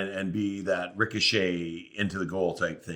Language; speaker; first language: English; native; English